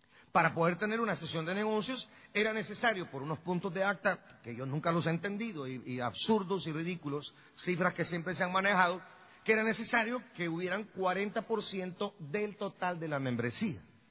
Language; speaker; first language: Spanish; native; Spanish